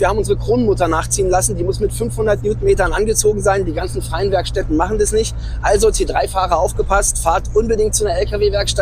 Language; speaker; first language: German; native; German